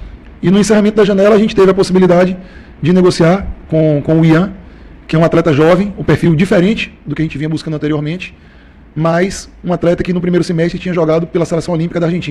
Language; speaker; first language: Portuguese; native; Portuguese